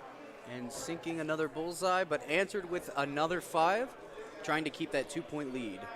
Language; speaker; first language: English; native; English